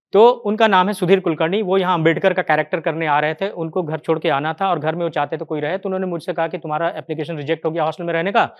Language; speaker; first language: Hindi; native; Hindi